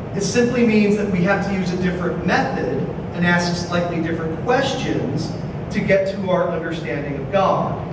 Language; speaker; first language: English; native; English